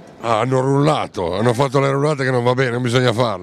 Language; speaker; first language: Italian; native; Italian